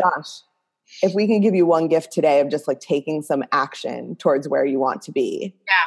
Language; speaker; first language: English; non-native, fluent; Portuguese